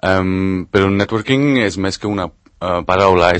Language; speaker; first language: Catalan; non-native, fluent; Spanish